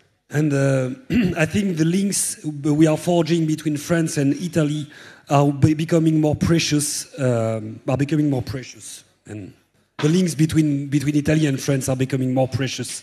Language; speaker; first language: English; non-native, fluent; French